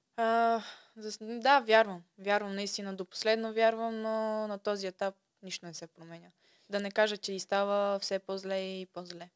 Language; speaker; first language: Bulgarian; early bilingual, other home language; Russian